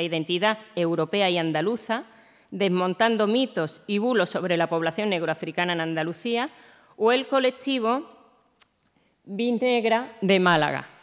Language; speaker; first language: Spanish; native; Spanish